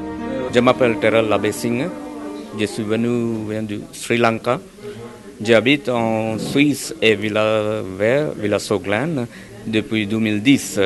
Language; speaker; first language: French; non-native, learner; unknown